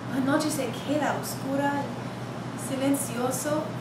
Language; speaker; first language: Spanish; non-native, fluent; English